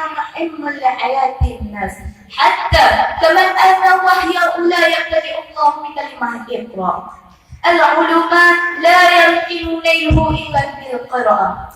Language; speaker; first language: Arabic; non-native, learner; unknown